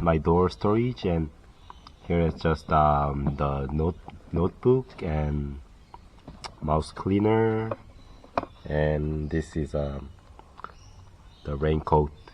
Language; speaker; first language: English; non-native, learner; Korean